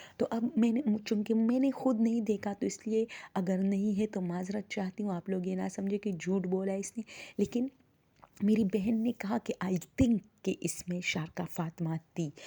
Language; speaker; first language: Urdu; non-native, local second language; Pashto